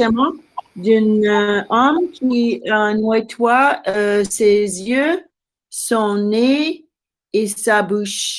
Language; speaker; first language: French; non-native, learner; English